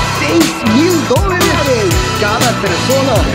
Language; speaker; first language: Spanish; non-native, learner; English